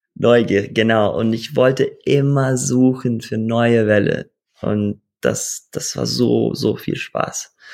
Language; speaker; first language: German; early bilingual, heritage; German